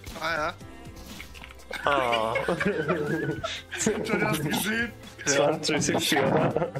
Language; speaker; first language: German; native; German